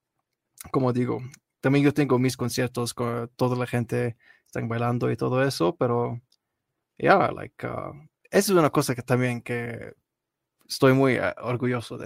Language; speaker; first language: Spanish; non-native, learner; Arabic